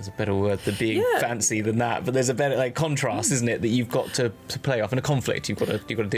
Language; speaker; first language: English; native; English